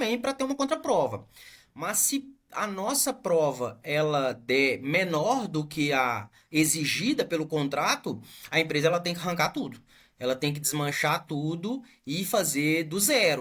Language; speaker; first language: Portuguese; native; Portuguese